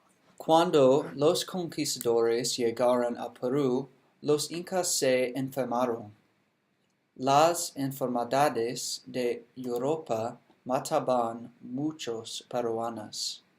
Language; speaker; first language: Spanish; non-native, learner; English